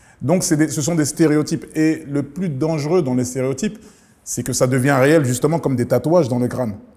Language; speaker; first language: French; early bilingual, other home language; Lingala